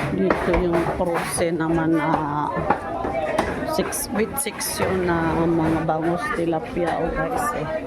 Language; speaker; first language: Filipino; non-native, local second language; Cebuano